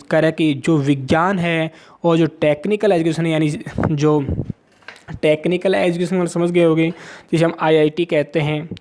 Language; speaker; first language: Hindi; native; Hindi